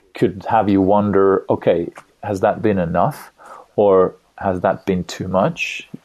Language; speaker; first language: English; non-native, fluent; Estonian